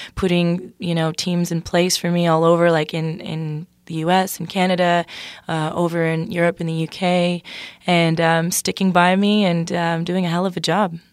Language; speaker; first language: English; native; English